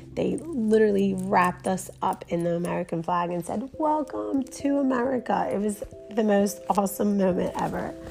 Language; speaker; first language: English; early bilingual, other home language; Romanian